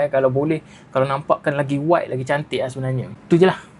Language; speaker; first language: Malay; native; Malay